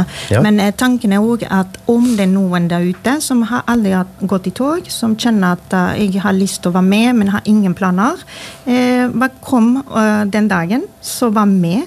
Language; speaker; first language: Norwegian; non-native, fluent; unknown